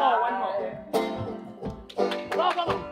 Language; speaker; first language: English; non-native, fluent; French